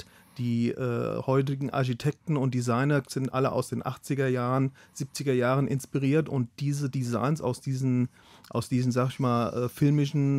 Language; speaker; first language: German; native; German